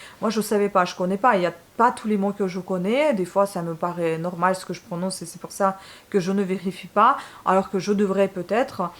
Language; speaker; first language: French; non-native, fluent; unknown